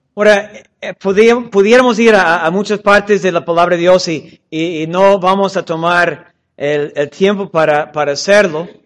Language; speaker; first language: Spanish; non-native, fluent; English